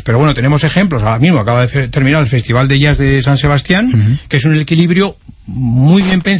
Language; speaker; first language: Spanish; native; Spanish